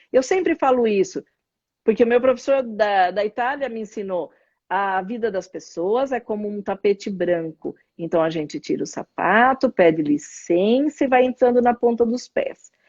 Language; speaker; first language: Portuguese; native; Portuguese